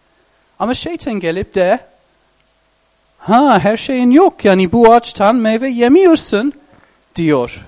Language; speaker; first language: Turkish; non-native, fluent; English